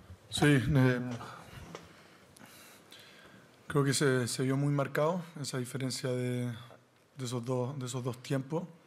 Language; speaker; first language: Spanish; native; Spanish